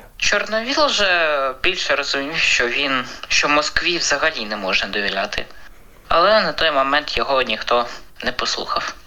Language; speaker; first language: Ukrainian; non-native, local second language; Russian